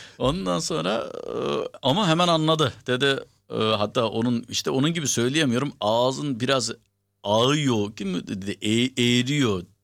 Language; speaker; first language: Turkish; native; Turkish